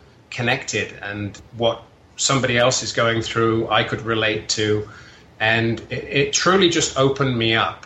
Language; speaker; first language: English; native; English